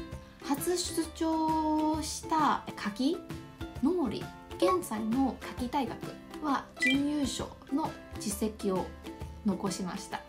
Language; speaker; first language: Japanese; non-native, fluent; Chinese